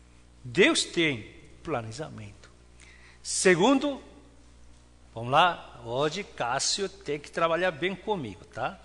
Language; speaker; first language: Portuguese; non-native, fluent; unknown